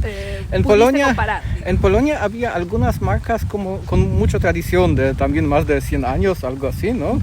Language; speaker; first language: Spanish; non-native, fluent; Polish